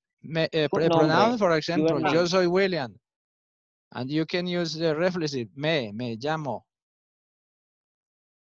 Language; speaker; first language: English; non-native, learner; Spanish